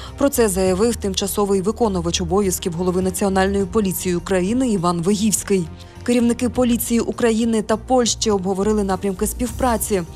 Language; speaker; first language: Ukrainian; native; Ukrainian